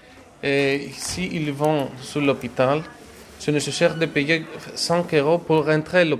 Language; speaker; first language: French; non-native, learner; Greek